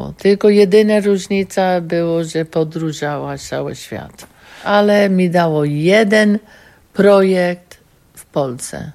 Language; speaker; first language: Polish; non-native, learner; English